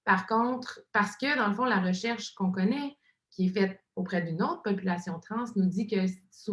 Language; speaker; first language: French; native; French